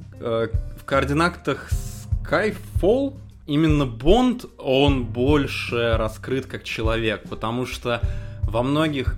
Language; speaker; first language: Russian; native; Russian